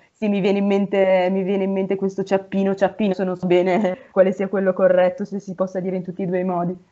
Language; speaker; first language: Italian; native; Italian